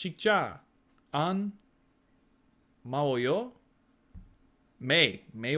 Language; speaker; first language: Korean; non-native, learner; English